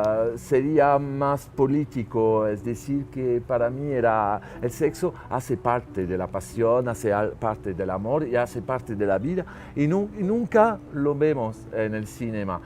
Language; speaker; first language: Spanish; non-native, learner; French